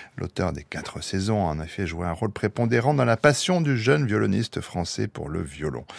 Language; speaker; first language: French; native; French